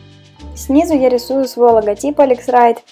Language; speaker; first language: Russian; native; Russian